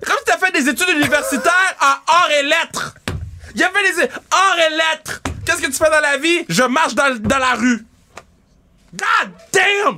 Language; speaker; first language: French; native; French